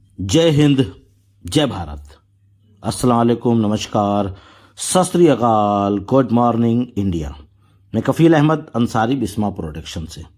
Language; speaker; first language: Hindi; native; Hindi